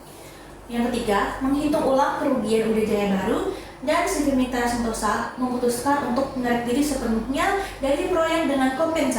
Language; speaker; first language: Indonesian; native; Indonesian